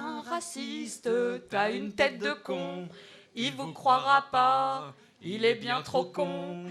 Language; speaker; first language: French; native; French